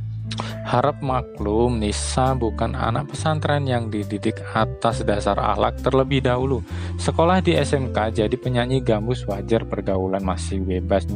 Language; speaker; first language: Indonesian; native; Indonesian